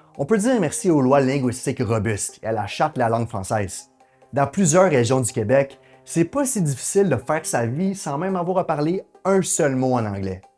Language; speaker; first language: French; native; French